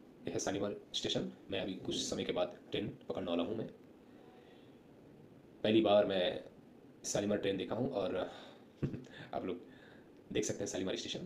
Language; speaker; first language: Hindi; non-native, local second language; Bangla